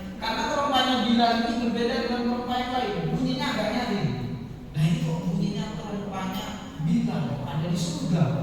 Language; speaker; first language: Indonesian; non-native, local second language; Madurese